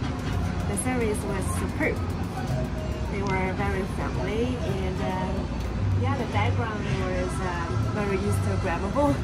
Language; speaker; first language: English; non-native, fluent; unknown